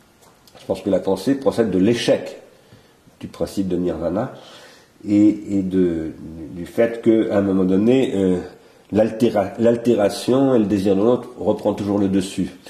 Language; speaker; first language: French; native; French